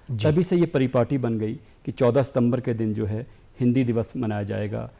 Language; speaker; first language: Hindi; native; Hindi